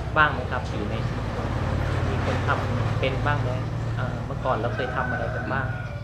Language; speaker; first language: Thai; native; Thai